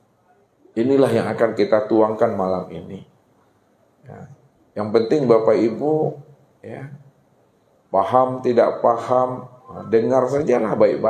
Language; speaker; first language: Indonesian; native; Indonesian